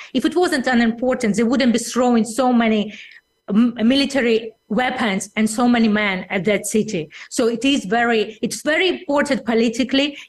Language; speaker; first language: English; non-native, fluent; Russian